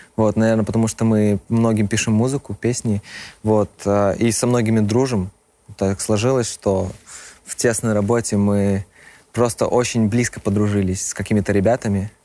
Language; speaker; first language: Russian; native; Russian